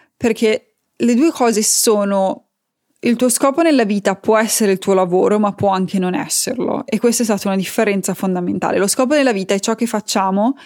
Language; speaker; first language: Italian; native; Italian